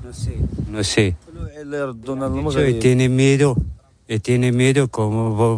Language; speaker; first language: Spanish; non-native, learner; Arabic